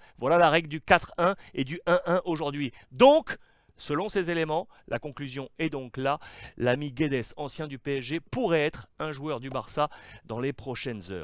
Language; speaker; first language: French; native; French